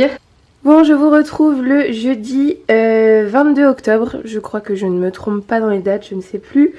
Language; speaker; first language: French; native; French